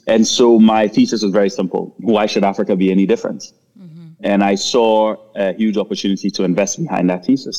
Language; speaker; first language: English; non-native, local second language; Akan